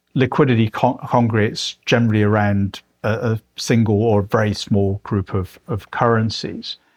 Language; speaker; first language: English; native; English